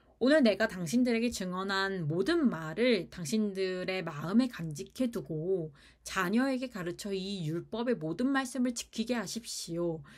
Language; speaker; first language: Korean; native; Korean